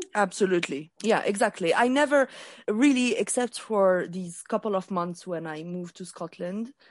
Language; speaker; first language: English; non-native, fluent; Arabic